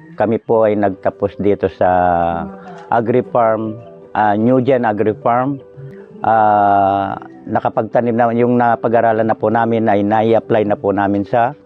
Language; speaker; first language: Filipino; non-native, local second language; Pampanga